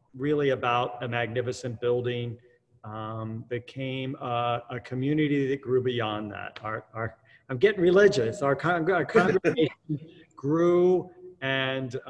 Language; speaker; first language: English; native; English